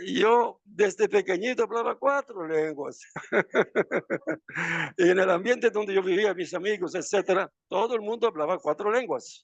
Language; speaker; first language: Spanish; non-native, fluent; Italian